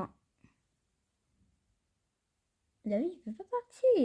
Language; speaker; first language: French; native; French